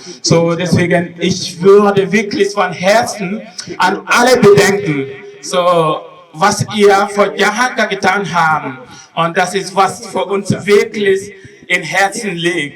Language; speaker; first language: German; non-native, learner; Wolof